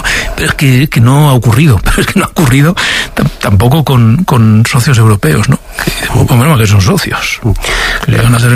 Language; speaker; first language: Spanish; native; Spanish